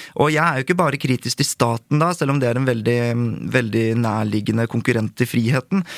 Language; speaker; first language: Norwegian; early bilingual, other home language; Korean